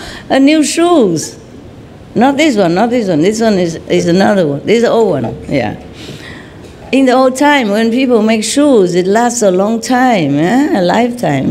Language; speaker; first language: English; non-native, fluent; Vietnamese